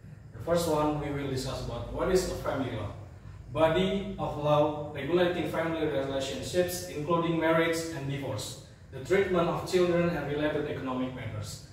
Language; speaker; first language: English; non-native, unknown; Indonesian